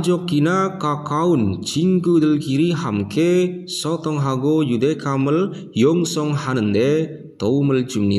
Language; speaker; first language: Korean; non-native, fluent; Indonesian